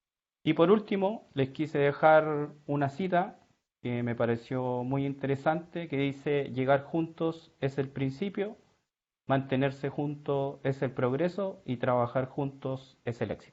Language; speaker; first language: Spanish; native; Spanish